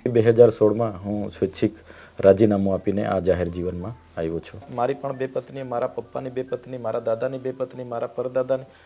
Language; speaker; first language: Gujarati; non-native, local second language; Vasavi